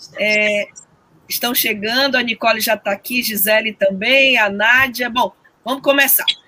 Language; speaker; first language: Portuguese; native; Portuguese